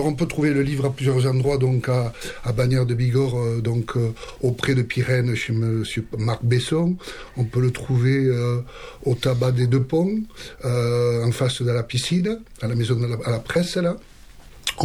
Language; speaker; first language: French; native; French